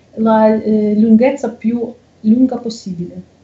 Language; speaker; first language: Italian; non-native, learner; Russian